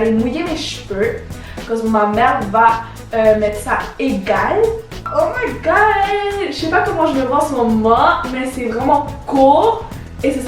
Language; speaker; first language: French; early bilingual, other home language; Spanish